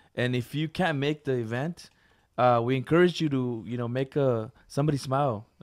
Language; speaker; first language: English; early bilingual, other home language; Spanish